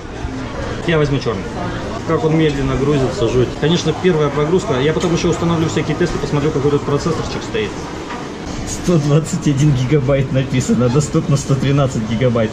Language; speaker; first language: Russian; native; Russian